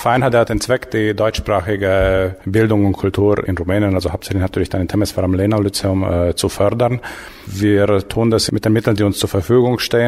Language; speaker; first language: German; native; German